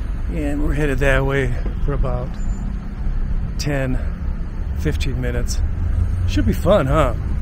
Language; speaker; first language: English; early bilingual, other home language; Spanish